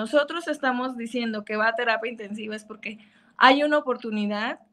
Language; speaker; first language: Spanish; native; Spanish